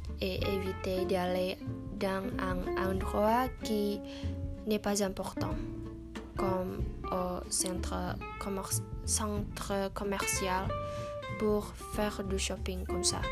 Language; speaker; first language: French; non-native, fluent; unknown